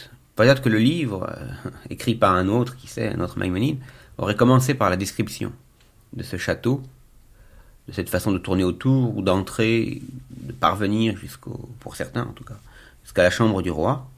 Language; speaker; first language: French; native; French